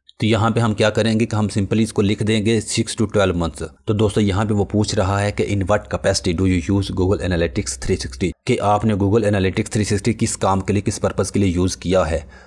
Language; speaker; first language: Urdu; non-native, local second language; Punjabi